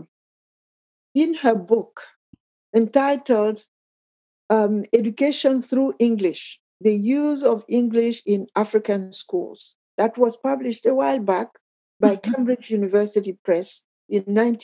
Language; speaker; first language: English; non-native, fluent; Akan